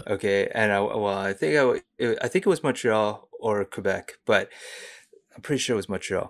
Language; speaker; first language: English; early bilingual, other home language; Cantonese